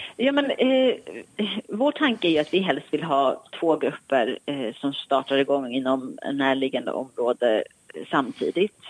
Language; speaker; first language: Swedish; native; Swedish